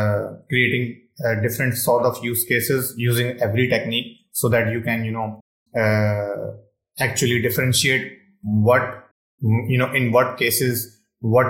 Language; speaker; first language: English; non-native, local second language; Urdu